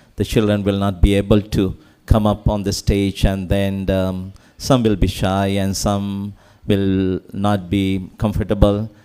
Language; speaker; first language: English; non-native, local second language; Sinhala